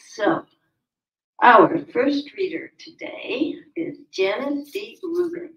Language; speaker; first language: English; native; English